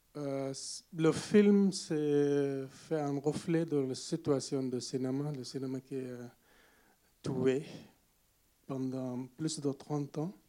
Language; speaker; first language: French; non-native, learner; Arabic